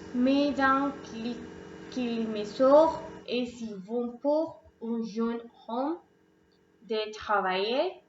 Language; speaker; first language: French; non-native, learner; Spanish